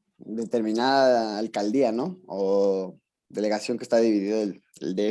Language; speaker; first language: Spanish; native; Spanish